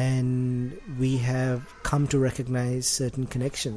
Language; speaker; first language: English; non-native, local second language; Sinhala